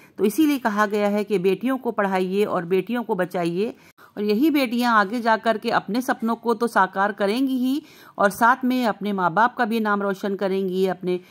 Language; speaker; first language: Hindi; native; Hindi